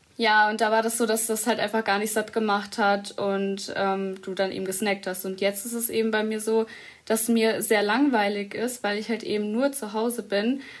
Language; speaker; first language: German; early bilingual, other home language; Arabic